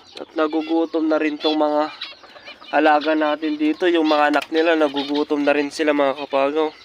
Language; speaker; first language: Filipino; native; Filipino